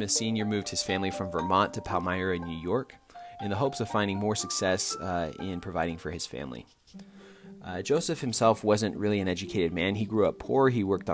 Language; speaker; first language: English; native; English